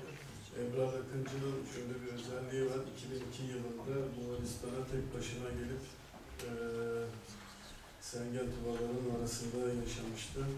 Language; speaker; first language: Turkish; native; Turkish